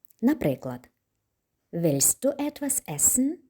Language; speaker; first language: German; non-native, fluent; Ukrainian